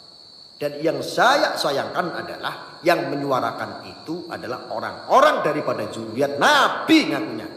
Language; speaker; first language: Indonesian; non-native, local second language; Javanese